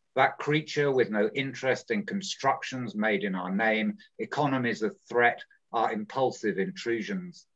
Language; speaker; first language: English; native; English